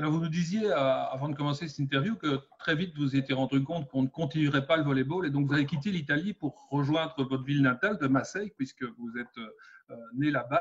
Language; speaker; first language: French; native; French